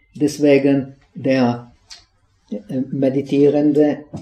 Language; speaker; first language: German; non-native, fluent; Czech